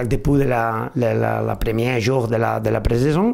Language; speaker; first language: French; non-native, fluent; Spanish